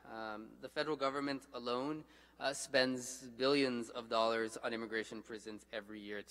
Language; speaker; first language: English; native; English